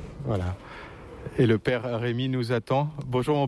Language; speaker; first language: French; native; French